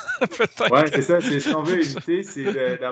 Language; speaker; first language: French; native; French